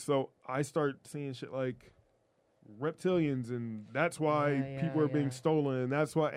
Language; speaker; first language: English; native; English